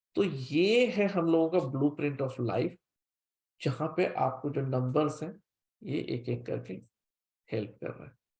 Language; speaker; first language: Hindi; native; Hindi